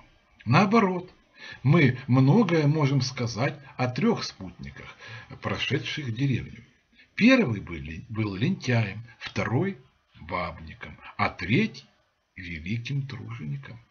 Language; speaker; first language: Russian; native; Russian